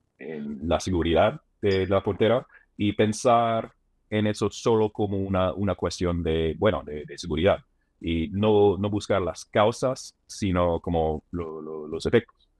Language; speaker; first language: Spanish; non-native, fluent; English